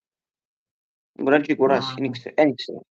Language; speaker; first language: Greek; early bilingual, heritage; Greek